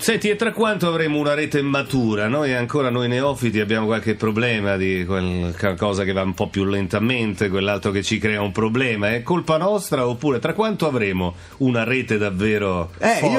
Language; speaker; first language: Italian; native; Italian